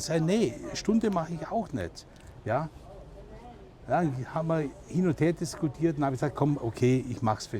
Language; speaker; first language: German; native; German